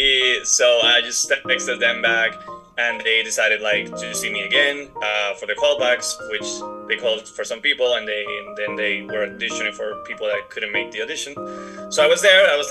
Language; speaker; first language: English; non-native, fluent; Spanish